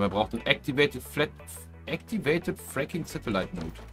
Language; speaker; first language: German; native; German